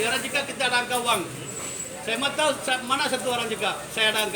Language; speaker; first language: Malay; non-native, learner; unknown